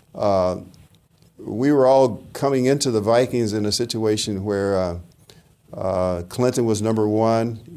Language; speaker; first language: English; native; English